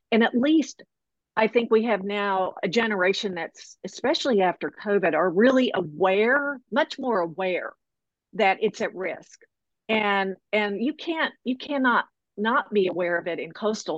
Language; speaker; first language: English; native; English